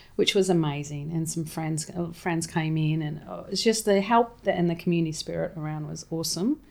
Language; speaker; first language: English; native; English